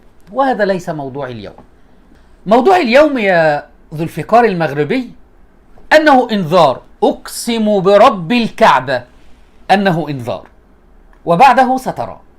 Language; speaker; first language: Arabic; native; Arabic